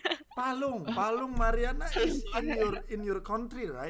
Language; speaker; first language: English; non-native, learner; Indonesian